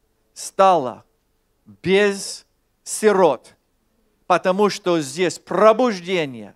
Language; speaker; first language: Russian; non-native, fluent; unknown